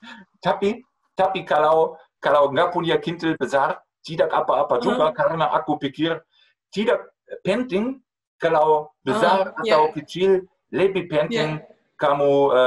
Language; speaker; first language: Indonesian; non-native, fluent; German